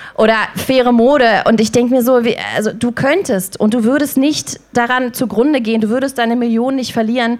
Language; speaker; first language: German; native; German